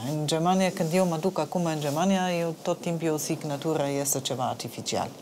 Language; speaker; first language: Romanian; non-native, fluent; German